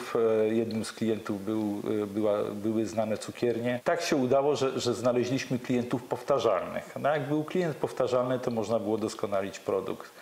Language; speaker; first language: Polish; native; Polish